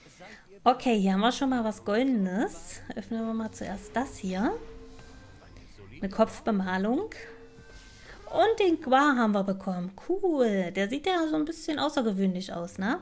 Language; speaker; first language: German; native; German